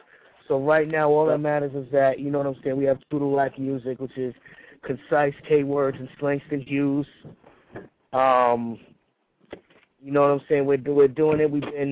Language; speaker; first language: English; native; English